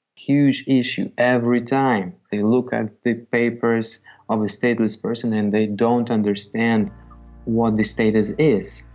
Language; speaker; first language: English; non-native, fluent; Kazakh